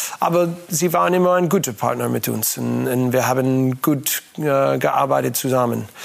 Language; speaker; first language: German; non-native, learner; English